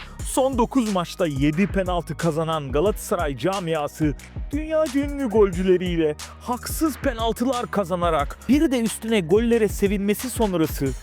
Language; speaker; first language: Turkish; native; Turkish